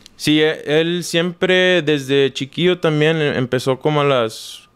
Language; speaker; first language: Spanish; native; Spanish